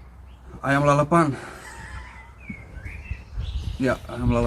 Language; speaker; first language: Indonesian; non-native, learner; Dutch